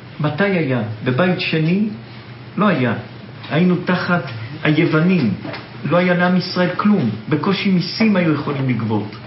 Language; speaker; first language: Hebrew; native; Hebrew